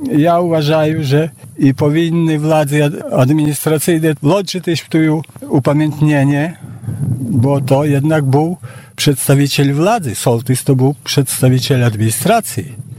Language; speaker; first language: Polish; non-native, local second language; Belarusian